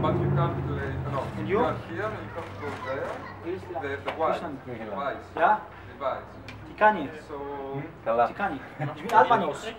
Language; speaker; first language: English; non-native, fluent; Greek